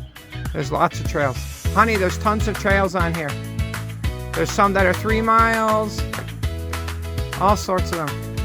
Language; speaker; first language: English; native; English